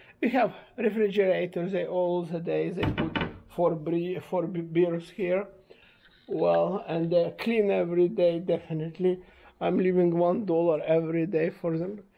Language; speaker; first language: English; non-native, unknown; Ukrainian